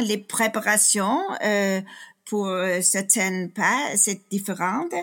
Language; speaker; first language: French; non-native, fluent; Danish